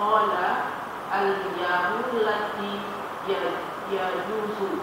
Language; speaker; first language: Arabic; non-native, learner; Indonesian